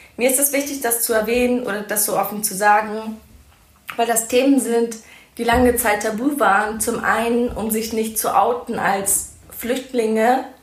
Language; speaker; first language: German; early bilingual, other home language; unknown